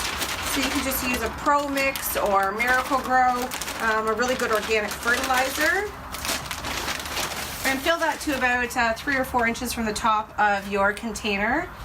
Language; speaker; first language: English; native; English